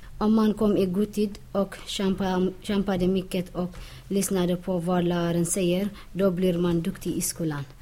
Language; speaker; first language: Swedish; non-native, learner; Tigrinya